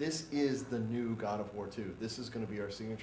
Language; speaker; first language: English; native; English